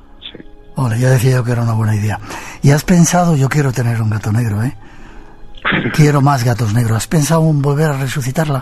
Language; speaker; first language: Spanish; native; Spanish